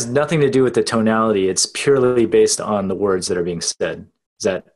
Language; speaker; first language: English; native; English